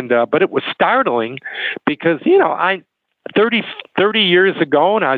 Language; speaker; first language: English; native; English